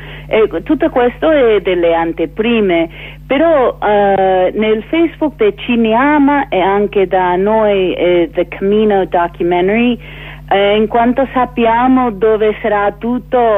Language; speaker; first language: Italian; non-native, fluent; English